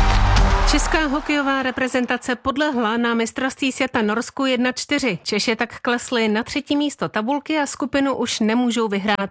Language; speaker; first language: Czech; native; Czech